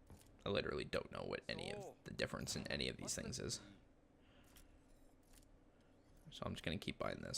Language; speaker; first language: English; native; English